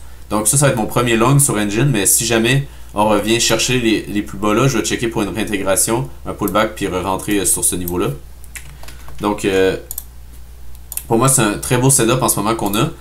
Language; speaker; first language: French; native; French